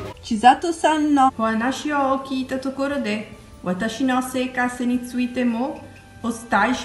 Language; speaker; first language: Japanese; non-native, learner; Italian